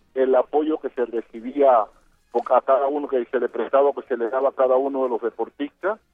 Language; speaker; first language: Spanish; native; Spanish